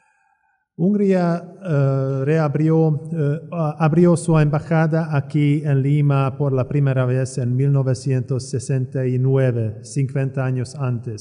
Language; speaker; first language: Spanish; non-native, fluent; Hungarian